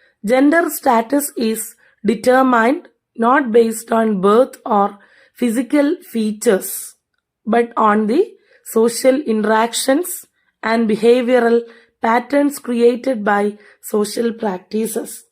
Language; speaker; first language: English; non-native, local second language; Malayalam